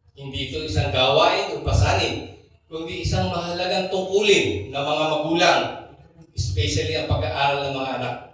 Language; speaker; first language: Filipino; native; Filipino